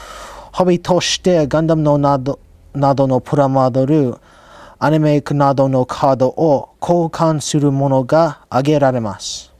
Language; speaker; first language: Japanese; non-native, learner; English